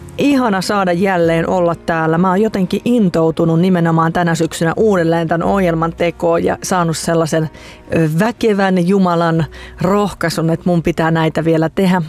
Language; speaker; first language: Finnish; native; Finnish